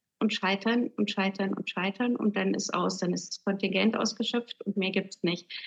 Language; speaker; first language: German; native; German